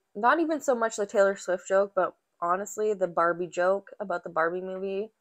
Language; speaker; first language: English; native; English